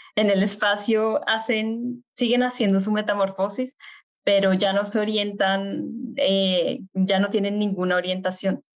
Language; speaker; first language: Spanish; native; Spanish